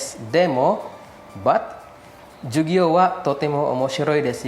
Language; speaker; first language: Japanese; non-native, fluent; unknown